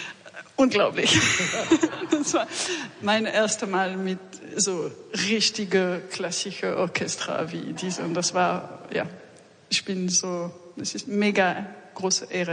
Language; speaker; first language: German; non-native, learner; French